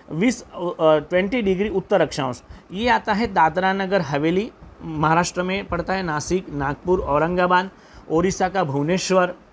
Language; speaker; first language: Hindi; non-native, local second language; Gujarati